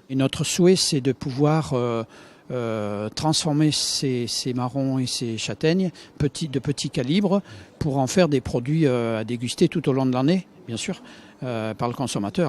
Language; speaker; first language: French; native; French